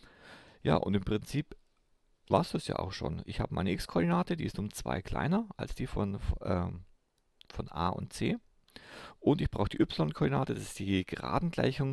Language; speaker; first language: German; native; German